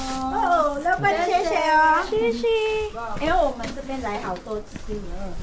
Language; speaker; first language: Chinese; non-native, learner; Filipino